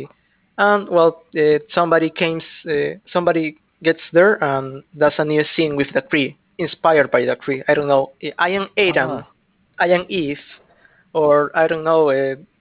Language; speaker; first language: English; non-native, fluent; Spanish